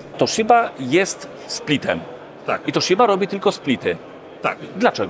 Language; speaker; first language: Polish; native; Polish